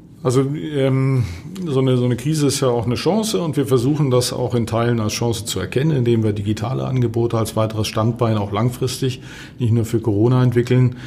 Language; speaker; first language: German; native; German